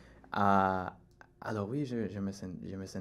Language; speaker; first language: French; non-native, learner; Spanish